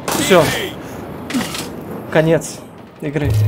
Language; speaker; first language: Russian; native; Russian